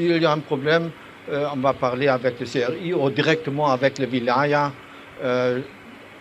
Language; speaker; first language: French; non-native, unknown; German